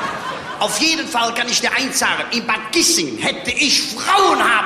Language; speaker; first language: German; native; German